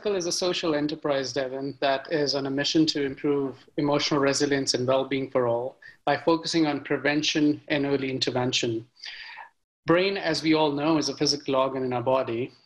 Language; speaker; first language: English; non-native, local second language; Hindi